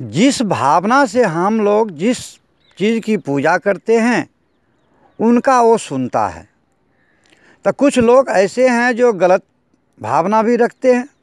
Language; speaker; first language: Hindi; native; Hindi